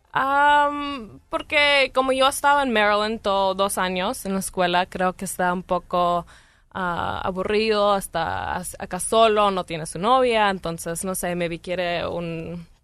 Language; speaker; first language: Spanish; early bilingual, heritage; Spanish